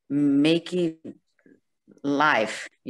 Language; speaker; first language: English; non-native, learner; Portuguese